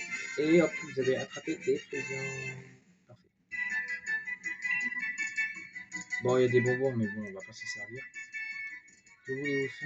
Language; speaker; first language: French; native; French